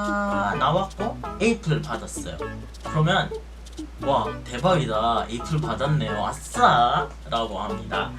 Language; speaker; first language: Korean; non-native, fluent; Filipino